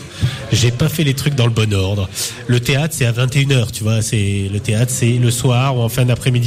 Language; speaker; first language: French; native; French